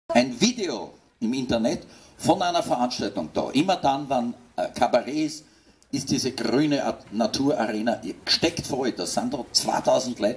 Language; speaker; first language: German; native; German